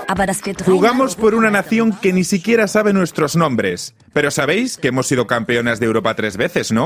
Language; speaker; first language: Spanish; native; Spanish